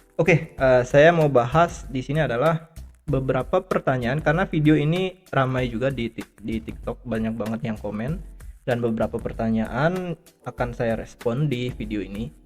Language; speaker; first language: Indonesian; native; Indonesian